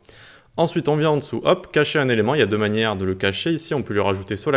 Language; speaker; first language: French; native; French